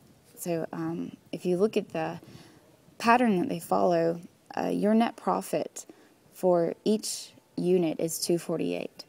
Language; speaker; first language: English; native; English